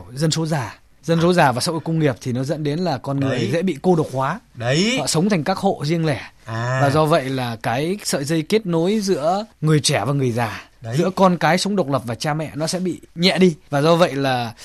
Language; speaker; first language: Vietnamese; native; Vietnamese